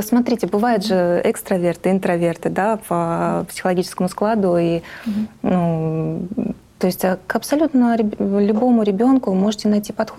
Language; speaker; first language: Russian; native; Russian